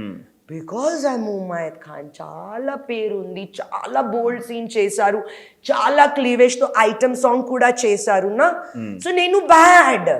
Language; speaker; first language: Telugu; non-native, local second language; Hindi